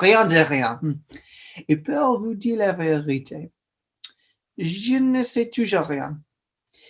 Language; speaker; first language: French; non-native, learner; English